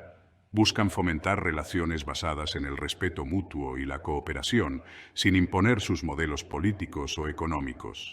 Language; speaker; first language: Spanish; native; Spanish